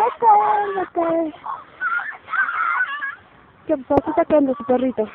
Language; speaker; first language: Spanish; native; Spanish